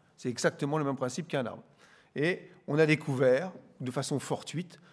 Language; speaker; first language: French; native; French